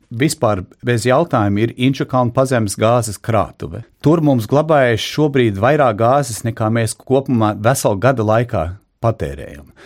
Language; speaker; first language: Latvian; early bilingual, heritage; Latvian